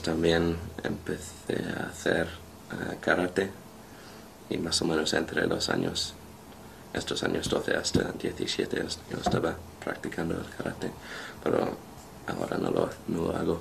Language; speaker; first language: Spanish; non-native, fluent; English